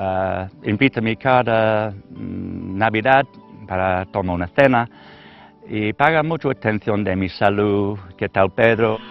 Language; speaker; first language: Spanish; non-native, learner; English